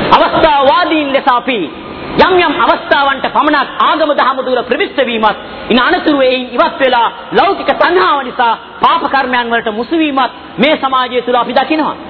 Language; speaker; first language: Sinhala; non-native, local second language; Tamil